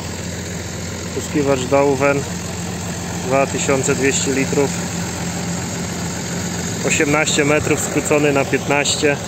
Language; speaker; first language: Polish; native; Polish